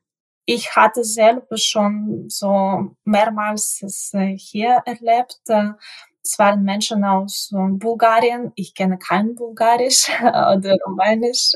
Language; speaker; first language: German; non-native, local second language; Ukrainian